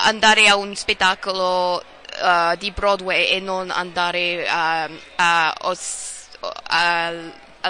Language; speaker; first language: Italian; non-native, learner; English